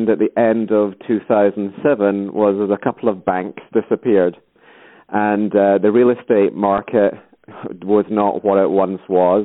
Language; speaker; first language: English; native; English